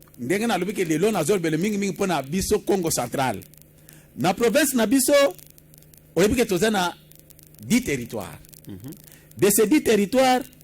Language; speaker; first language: Lingala; non-native, local second language; Kongo